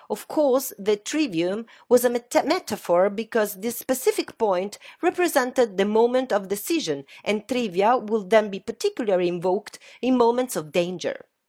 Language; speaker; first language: English; non-native, fluent; Italian